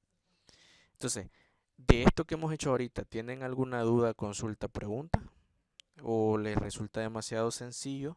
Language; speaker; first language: Spanish; native; Spanish